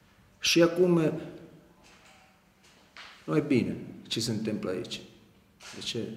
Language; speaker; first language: Romanian; non-native, learner; Italian